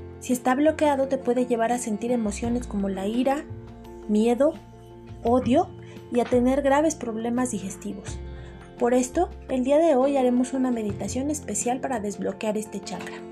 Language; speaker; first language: Spanish; native; Spanish